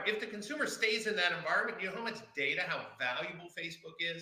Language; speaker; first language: English; native; English